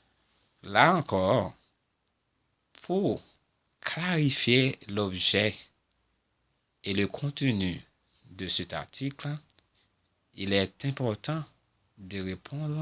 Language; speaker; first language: French; non-native, local second language; Haitian Creole